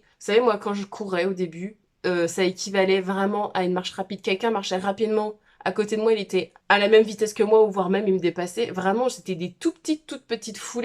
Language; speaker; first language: French; native; French